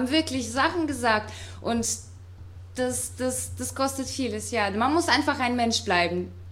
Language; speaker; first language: German; non-native, fluent; Russian